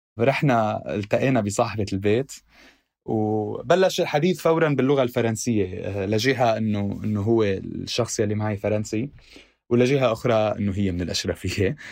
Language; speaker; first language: Arabic; native; Arabic